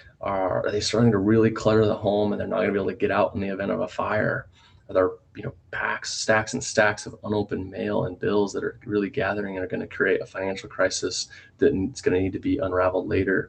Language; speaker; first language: English; native; English